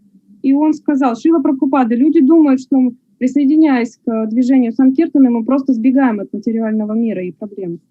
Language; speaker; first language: Russian; native; Russian